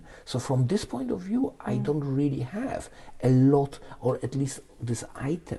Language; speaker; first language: English; non-native, fluent; Polish